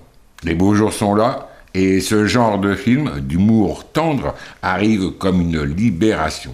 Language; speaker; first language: French; native; French